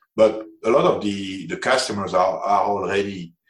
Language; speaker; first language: English; non-native, fluent; French